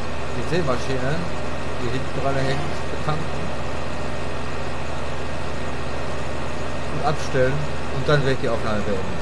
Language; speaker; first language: German; native; German